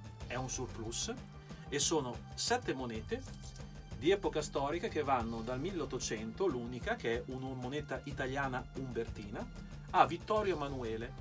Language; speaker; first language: Italian; native; Italian